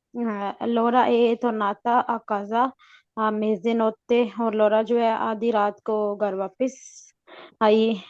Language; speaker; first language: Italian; non-native, learner; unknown